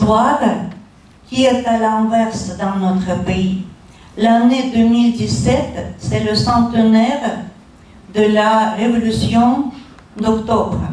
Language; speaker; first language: French; non-native, fluent; Russian